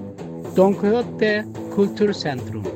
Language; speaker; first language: German; non-native, learner; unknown